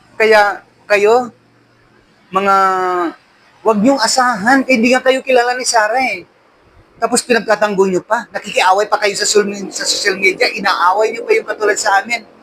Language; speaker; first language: Filipino; non-native, local second language; Waray